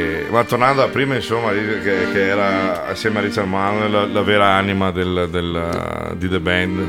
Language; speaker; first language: Italian; native; Italian